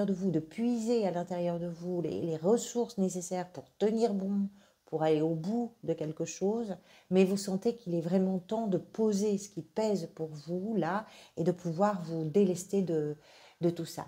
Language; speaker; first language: French; native; French